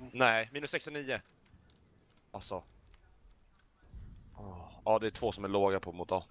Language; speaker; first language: Swedish; native; Swedish